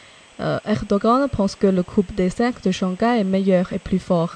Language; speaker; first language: French; non-native, fluent; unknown